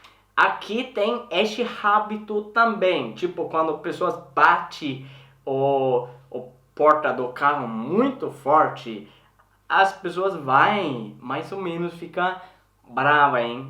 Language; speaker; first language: Portuguese; non-native, learner; Swedish